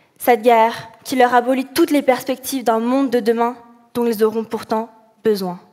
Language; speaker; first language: French; early bilingual, other home language; Arabic